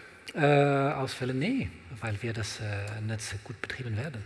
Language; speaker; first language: German; non-native, learner; French